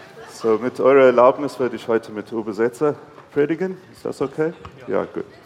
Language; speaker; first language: German; non-native, learner; English